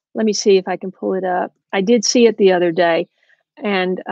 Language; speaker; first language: English; native; English